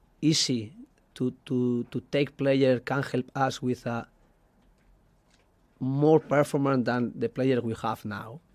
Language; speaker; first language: English; non-native, learner; Spanish